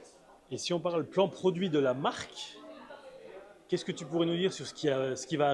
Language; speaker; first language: French; native; French